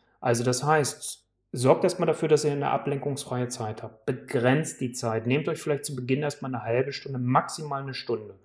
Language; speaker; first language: German; native; German